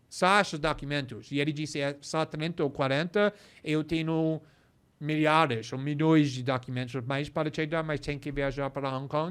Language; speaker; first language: Portuguese; non-native, fluent; English